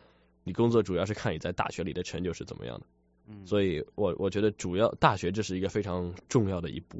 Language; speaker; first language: Chinese; early bilingual, heritage; Chinese